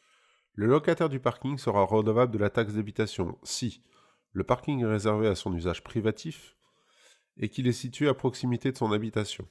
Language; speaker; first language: French; native; French